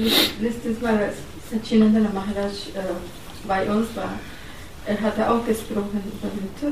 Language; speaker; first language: German; non-native, learner; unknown